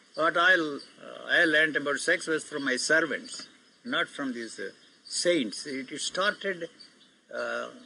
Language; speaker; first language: English; non-native, local second language; Telugu